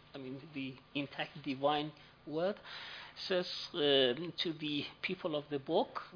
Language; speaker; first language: English; non-native, fluent; Persian